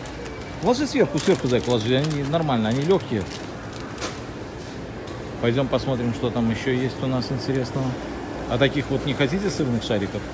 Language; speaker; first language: Russian; native; Russian